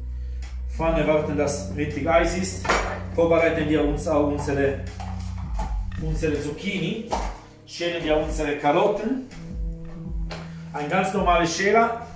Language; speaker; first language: German; non-native, fluent; Italian